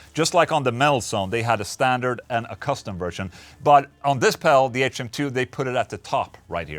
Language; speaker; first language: English; non-native, fluent; Swedish